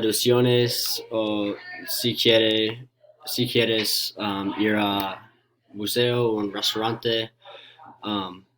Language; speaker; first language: Spanish; non-native, learner; English